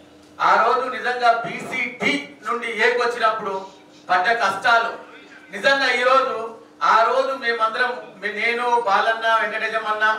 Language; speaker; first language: Telugu; native; Telugu